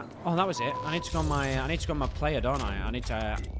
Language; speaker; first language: English; native; English